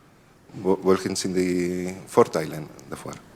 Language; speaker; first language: German; non-native, learner; Spanish